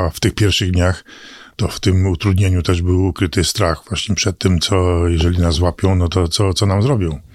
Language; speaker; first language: Polish; early bilingual, other home language; English